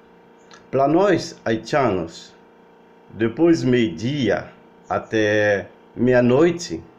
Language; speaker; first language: Portuguese; non-native, learner; Haitian Creole